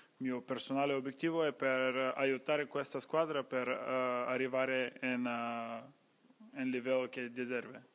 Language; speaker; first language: Italian; non-native, learner; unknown